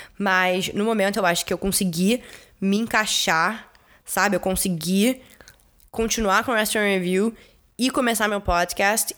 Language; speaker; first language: Portuguese; early bilingual, heritage; Portuguese